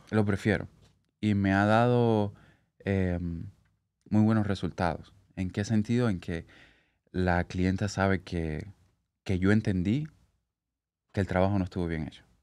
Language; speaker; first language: Spanish; native; Spanish